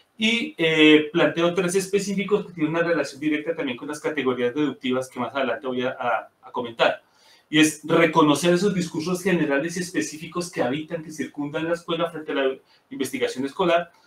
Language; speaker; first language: Spanish; native; Spanish